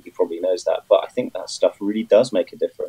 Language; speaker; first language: English; native; English